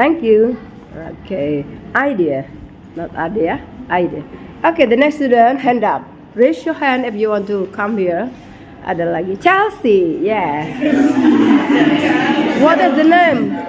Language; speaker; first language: English; non-native, fluent; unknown